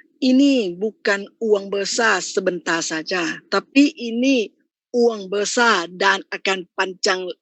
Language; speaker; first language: Indonesian; non-native, fluent; Thai